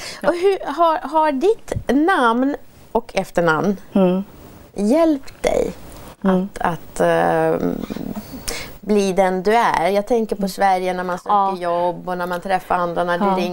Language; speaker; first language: Swedish; native; Swedish